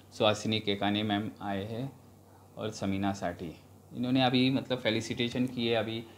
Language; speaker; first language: Hindi; non-native, local second language; Marathi